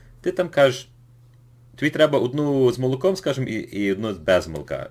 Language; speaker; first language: Ukrainian; early bilingual, heritage; English